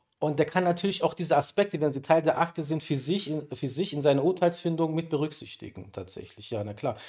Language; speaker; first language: German; early bilingual, other home language; Persian